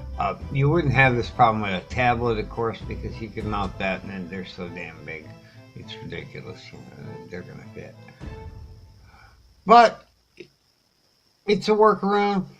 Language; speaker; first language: English; native; English